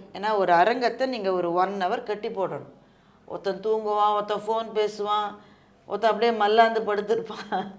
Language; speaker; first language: Tamil; native; Tamil